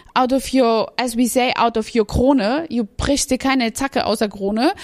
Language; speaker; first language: English; non-native, fluent; German